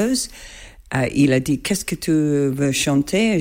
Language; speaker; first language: French; non-native, learner; English